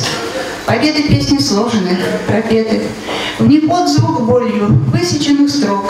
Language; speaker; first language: Russian; native; Russian